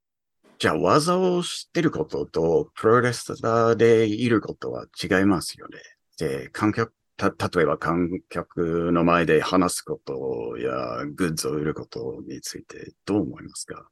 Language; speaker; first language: Japanese; early bilingual, heritage; English